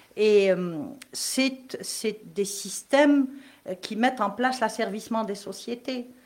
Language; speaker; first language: French; non-native, local second language; Kabyle